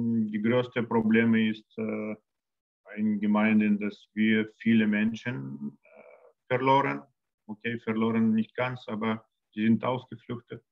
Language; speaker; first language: German; non-native, learner; Russian